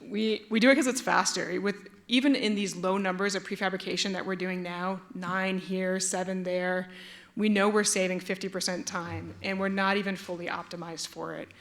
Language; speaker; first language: English; native; English